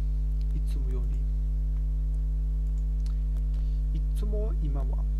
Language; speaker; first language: Japanese; non-native, learner; German